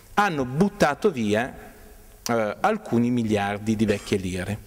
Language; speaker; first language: Italian; native; Italian